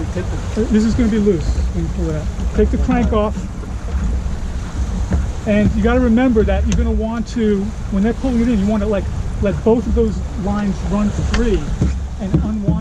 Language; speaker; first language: English; native; English